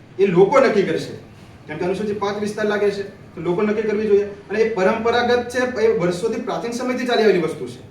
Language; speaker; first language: Gujarati; non-native, local second language; Rathawi